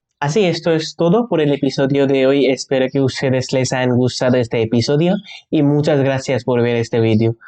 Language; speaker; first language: Spanish; non-native, learner; Bangla